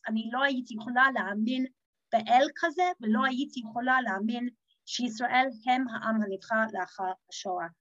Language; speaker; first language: Hebrew; non-native, fluent; English